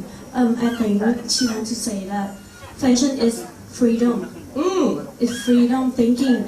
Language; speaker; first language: English; non-native, learner; Thai